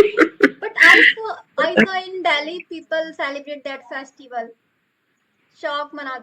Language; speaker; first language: English; non-native, local second language; Hindi